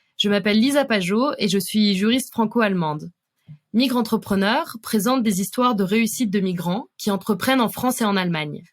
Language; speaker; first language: French; native; French